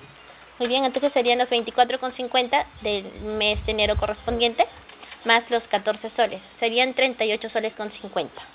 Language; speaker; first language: Spanish; native; Spanish